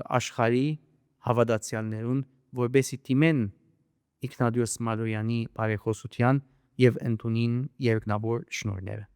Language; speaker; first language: Armenian; early bilingual, heritage; Armenian